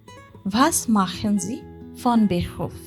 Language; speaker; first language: German; non-native, learner; Bangla